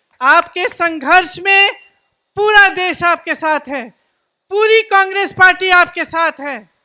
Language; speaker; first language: Hindi; native; Hindi